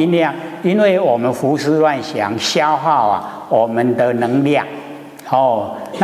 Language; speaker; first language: Chinese; native; Chinese